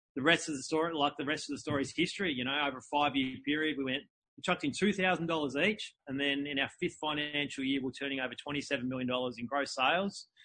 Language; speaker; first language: English; native; English